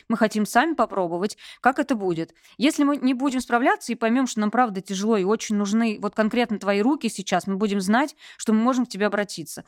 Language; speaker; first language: Russian; native; Russian